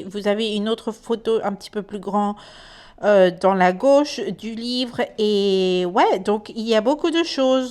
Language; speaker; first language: French; non-native, fluent; Spanish